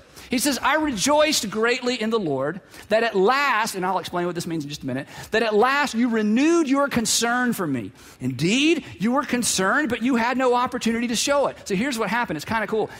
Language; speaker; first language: English; native; English